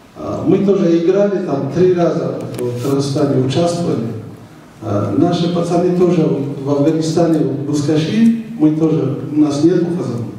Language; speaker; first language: Russian; non-native, learner; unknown